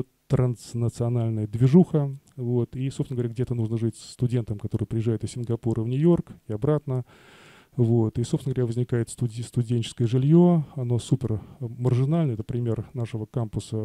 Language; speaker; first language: Russian; native; Russian